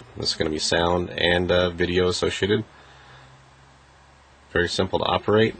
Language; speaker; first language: English; native; English